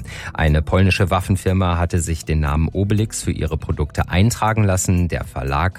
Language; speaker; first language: German; native; German